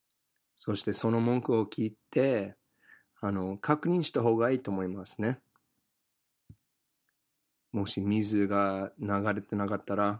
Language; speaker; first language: Japanese; non-native, fluent; English